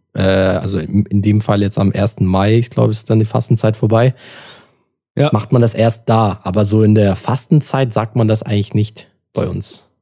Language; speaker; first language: German; early bilingual, other home language; Turkish